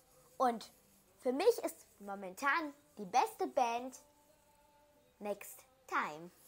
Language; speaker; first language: German; early bilingual, other home language; Macedonian